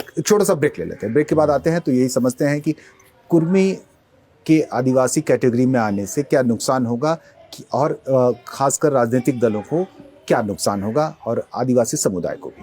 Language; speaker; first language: Hindi; native; Hindi